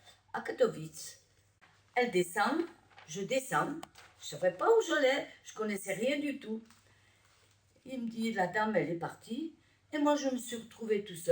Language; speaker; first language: French; early bilingual, other home language; Polish